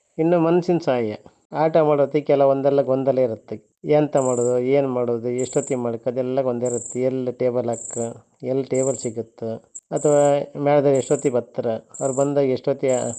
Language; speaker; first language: Kannada; native; Kannada